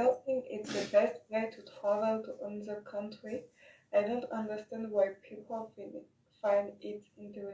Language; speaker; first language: English; non-native, learner; French